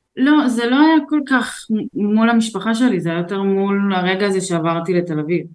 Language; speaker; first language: Hebrew; early bilingual, other home language; Russian